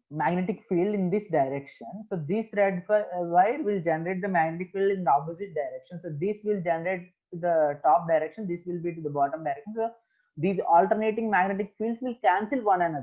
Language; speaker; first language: English; non-native, local second language; Telugu